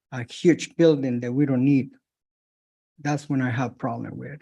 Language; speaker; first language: English; non-native, fluent; Spanish